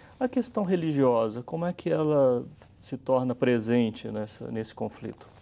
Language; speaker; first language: Portuguese; native; Portuguese